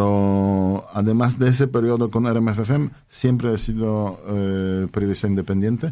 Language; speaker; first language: Spanish; non-native, fluent; Polish